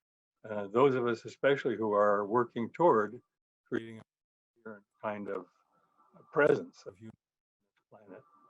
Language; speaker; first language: English; native; English